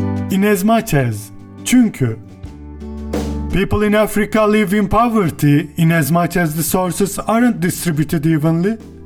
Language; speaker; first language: English; non-native, fluent; Turkish